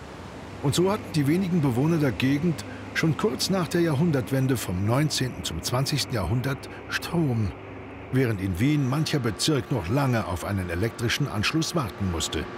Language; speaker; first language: German; native; German